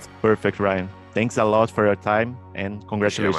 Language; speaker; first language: English; non-native, fluent; Portuguese